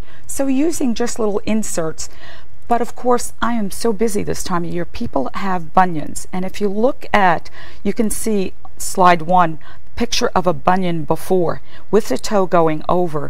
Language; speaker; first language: English; native; English